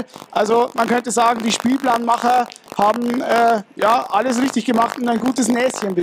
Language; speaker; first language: German; native; German